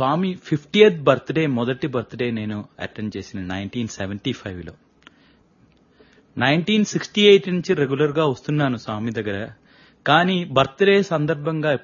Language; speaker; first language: Telugu; non-native, local second language; Malayalam